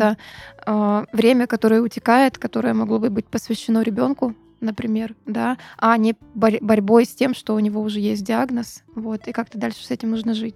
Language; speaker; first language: Russian; native; Russian